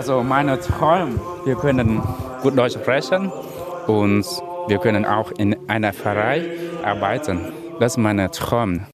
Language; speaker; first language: German; non-native, learner; Vietnamese